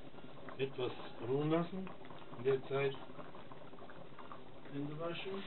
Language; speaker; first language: German; non-native, fluent; Italian